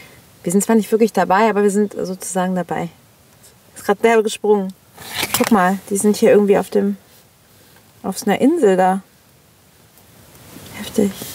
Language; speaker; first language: German; native; German